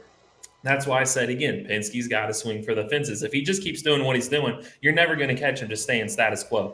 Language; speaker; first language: English; native; English